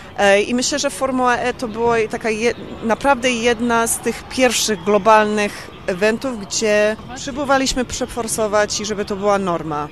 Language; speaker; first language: Polish; early bilingual, heritage; Polish